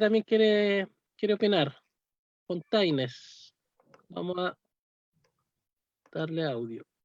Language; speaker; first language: Spanish; native; Spanish